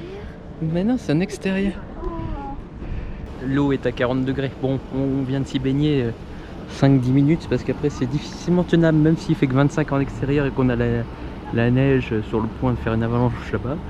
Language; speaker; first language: French; native; French